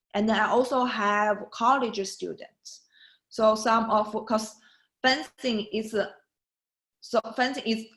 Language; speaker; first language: English; non-native, learner; Chinese